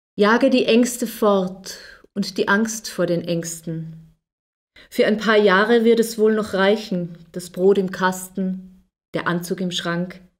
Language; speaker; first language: German; native; German